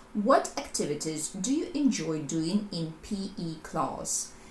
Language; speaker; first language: English; non-native, fluent; Ukrainian